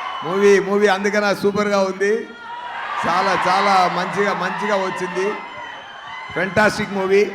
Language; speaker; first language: Telugu; non-native, learner; Tamil